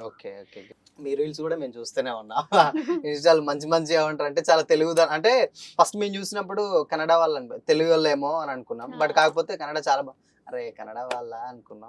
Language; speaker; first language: Telugu; native; Telugu